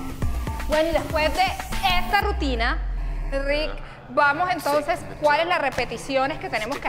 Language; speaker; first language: Spanish; native; Spanish